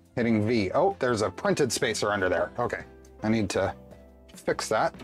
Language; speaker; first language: English; native; English